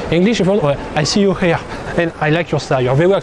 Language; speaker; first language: English; non-native, learner; French